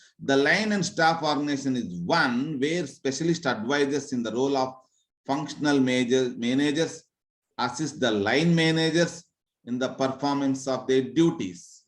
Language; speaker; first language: English; non-native, local second language; Telugu